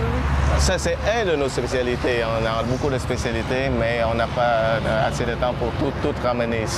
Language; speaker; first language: French; non-native, fluent; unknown